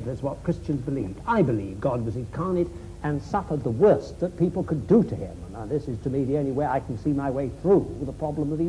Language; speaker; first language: English; native; English